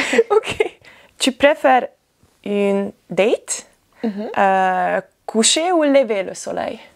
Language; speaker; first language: French; non-native, learner; Hungarian